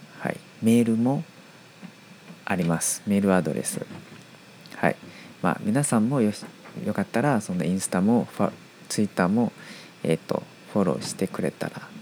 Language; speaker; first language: Japanese; non-native, fluent; Chinese